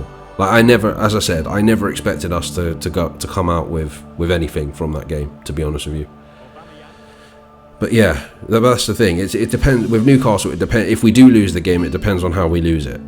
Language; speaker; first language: English; native; English